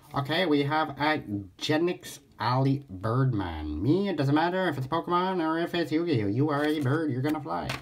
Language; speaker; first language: English; native; English